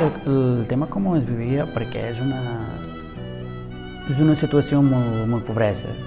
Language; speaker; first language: Catalan; non-native, learner; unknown